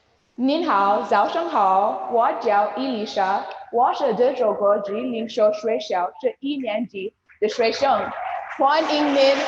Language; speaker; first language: Chinese; non-native, learner; English